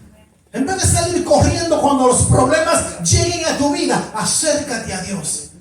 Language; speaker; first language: Spanish; native; Spanish